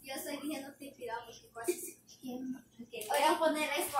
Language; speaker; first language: Spanish; early bilingual, heritage; Spanish